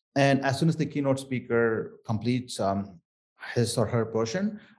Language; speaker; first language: English; non-native, local second language; Tamil